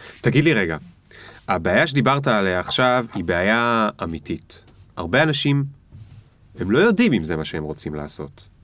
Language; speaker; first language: Hebrew; native; Hebrew